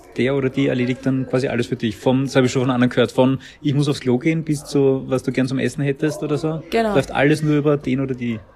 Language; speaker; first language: German; native; German